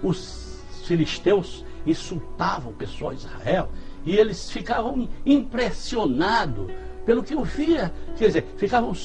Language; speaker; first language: Portuguese; native; Portuguese